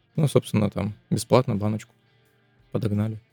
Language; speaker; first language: Russian; native; Russian